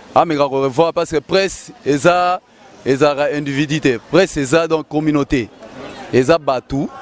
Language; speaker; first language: Lingala; native; Lingala